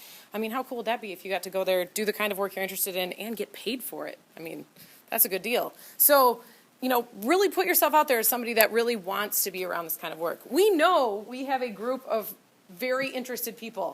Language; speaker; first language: English; native; English